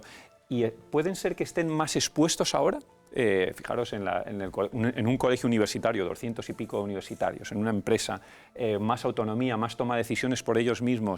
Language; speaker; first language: Spanish; native; Spanish